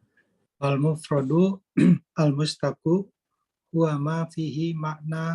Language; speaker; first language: Arabic; non-native, learner; Indonesian